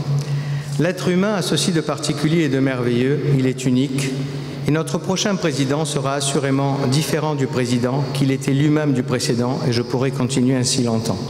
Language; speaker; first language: French; native; French